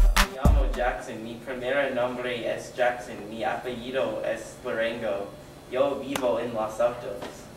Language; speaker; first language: Spanish; non-native, learner; English